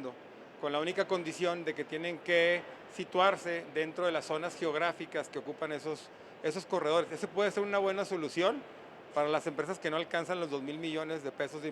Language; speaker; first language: Spanish; native; Spanish